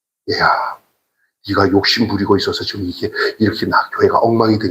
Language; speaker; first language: Korean; native; Korean